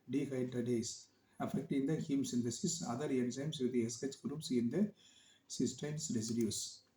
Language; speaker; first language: English; non-native, local second language; Tamil